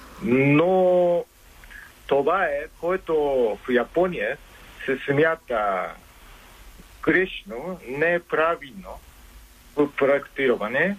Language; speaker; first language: Bulgarian; non-native, learner; Japanese